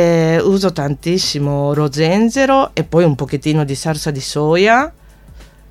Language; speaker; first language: Italian; non-native, fluent; Japanese